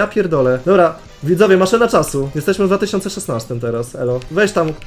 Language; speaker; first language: Polish; native; Polish